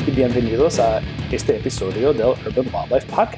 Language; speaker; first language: Spanish; non-native, fluent; English